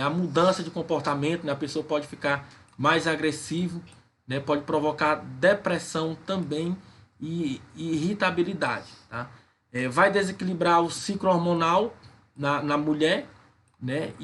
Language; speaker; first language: Portuguese; native; Portuguese